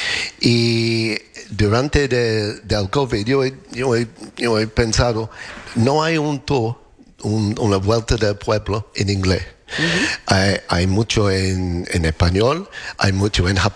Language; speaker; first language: Spanish; non-native, learner; English